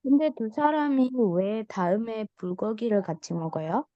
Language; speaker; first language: Korean; non-native, fluent; Indonesian